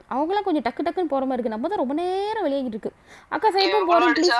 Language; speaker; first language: Tamil; early bilingual, heritage; Tamil